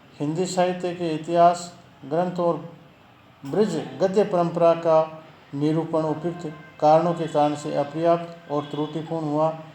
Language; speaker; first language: Hindi; native; Hindi